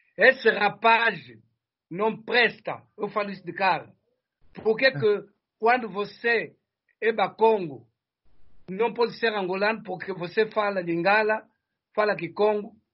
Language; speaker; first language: Portuguese; non-native, fluent; Kongo